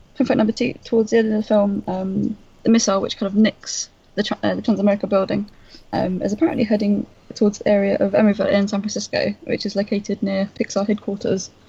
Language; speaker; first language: English; native; English